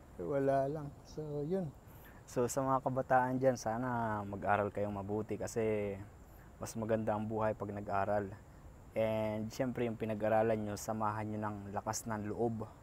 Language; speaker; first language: Filipino; native; Filipino